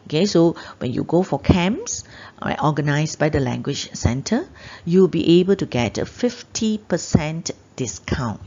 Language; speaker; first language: English; non-native, local second language; Chinese